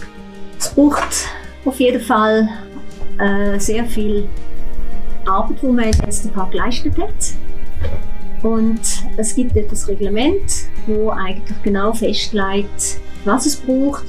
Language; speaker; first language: German; native; German